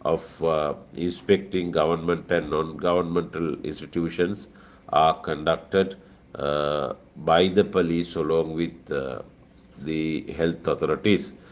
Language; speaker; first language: English; non-native, local second language; Sinhala